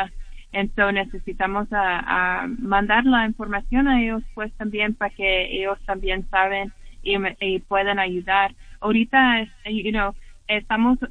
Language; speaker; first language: Spanish; early bilingual, heritage; English